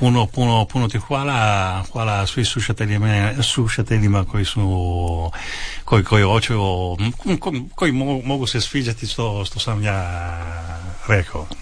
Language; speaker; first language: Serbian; non-native, fluent; Italian